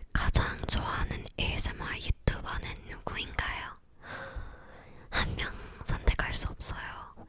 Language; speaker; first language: Korean; non-native, learner; English